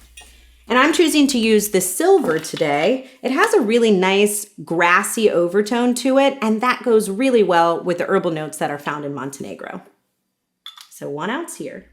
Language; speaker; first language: English; native; English